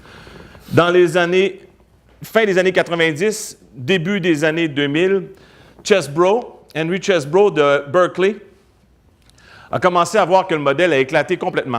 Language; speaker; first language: French; native; French